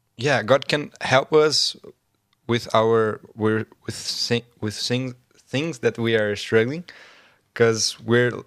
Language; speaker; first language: English; non-native, learner; Portuguese